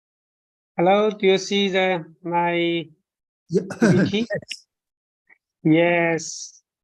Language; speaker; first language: English; non-native, fluent; Chinese